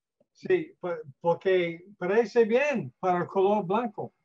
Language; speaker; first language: Spanish; non-native, learner; English